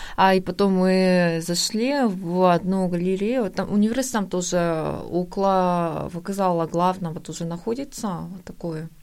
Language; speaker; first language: Russian; non-native, fluent; Korean